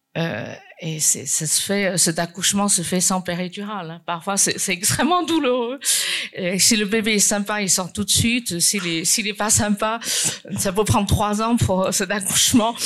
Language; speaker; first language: French; non-native, fluent; Chinese